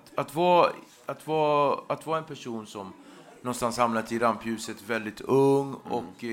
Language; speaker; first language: Swedish; native; Swedish